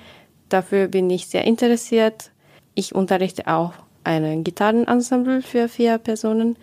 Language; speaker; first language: German; non-native, learner; Japanese